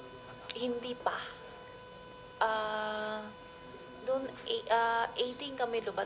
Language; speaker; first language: Filipino; non-native, learner; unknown